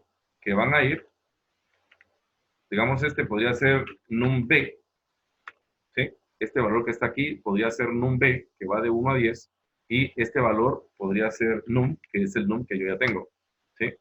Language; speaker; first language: Spanish; native; Spanish